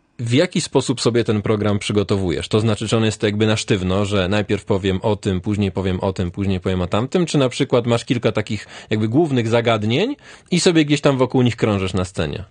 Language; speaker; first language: Polish; native; Polish